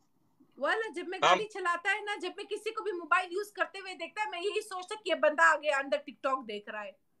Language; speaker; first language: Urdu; non-native, local second language; Pashto